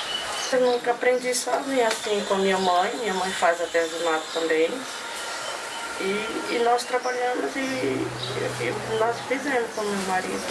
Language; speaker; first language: Portuguese; non-native, local second language; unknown